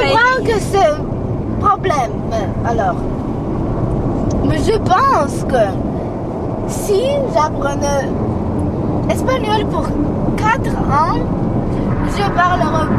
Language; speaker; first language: French; non-native, learner; Georgian